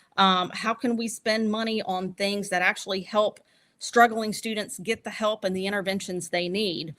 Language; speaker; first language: English; native; English